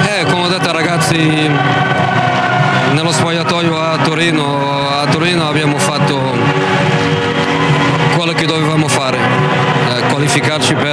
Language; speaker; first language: Italian; non-native, fluent; Portuguese